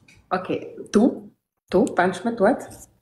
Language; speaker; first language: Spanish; non-native, learner; Arabic